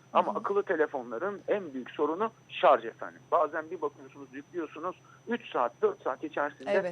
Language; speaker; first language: Turkish; native; Turkish